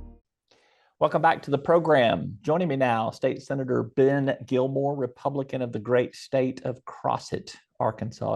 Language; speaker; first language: English; native; English